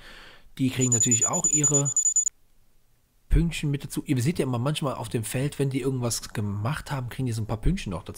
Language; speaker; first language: German; native; German